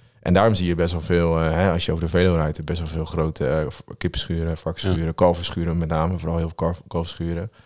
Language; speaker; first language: Dutch; native; Dutch